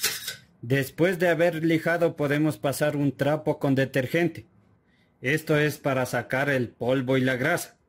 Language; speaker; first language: Spanish; native; Spanish